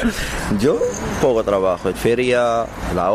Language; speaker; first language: Spanish; non-native, learner; Arabic